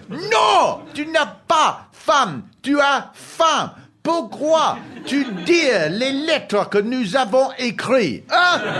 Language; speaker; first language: French; non-native, learner; English